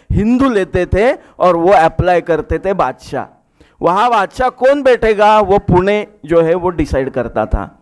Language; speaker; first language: Hindi; non-native, local second language; Marathi